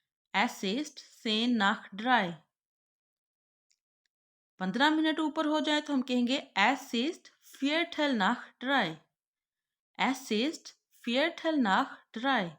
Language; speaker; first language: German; non-native, fluent; Urdu